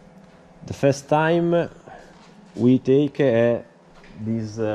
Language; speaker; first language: English; non-native, learner; Italian